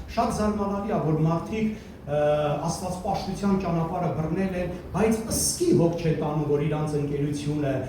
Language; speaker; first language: Armenian; early bilingual, heritage; Armenian